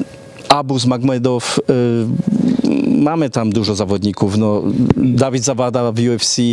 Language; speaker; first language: Polish; early bilingual, heritage; Polish